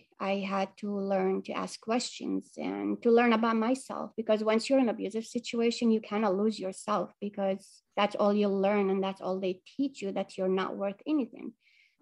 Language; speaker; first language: English; non-native, fluent; Arabic